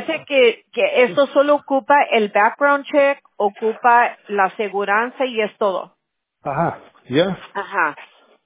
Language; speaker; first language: Spanish; early bilingual, heritage; Spanish